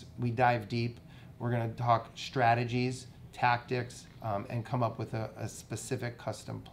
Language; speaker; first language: English; native; English